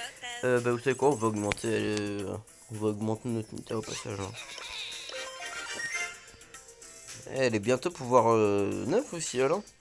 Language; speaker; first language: French; native; French